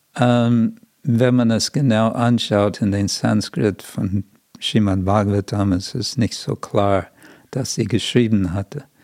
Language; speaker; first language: German; non-native, fluent; English